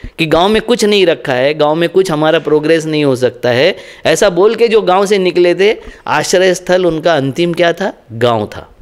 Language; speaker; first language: Hindi; non-native, local second language; Marathi